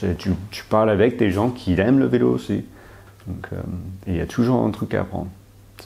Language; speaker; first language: French; non-native, fluent; English